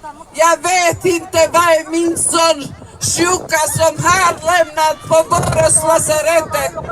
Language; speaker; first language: Swedish; non-native, learner; Somali